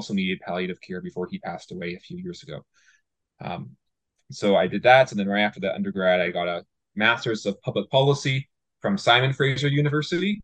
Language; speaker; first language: English; native; English